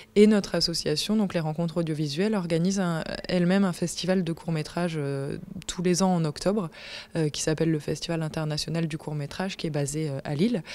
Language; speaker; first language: French; native; French